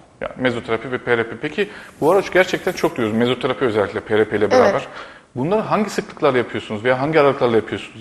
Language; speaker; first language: Turkish; native; Turkish